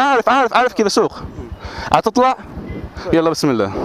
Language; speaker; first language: Arabic; early bilingual, heritage; English